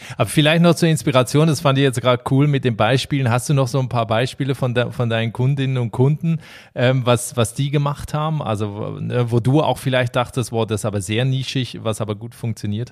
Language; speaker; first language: German; native; German